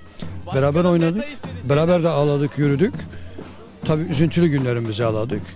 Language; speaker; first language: Turkish; native; Turkish